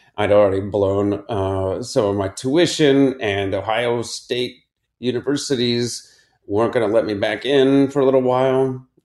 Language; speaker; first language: English; native; English